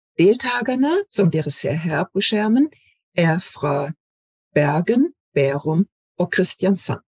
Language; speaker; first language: Norwegian; non-native, fluent; German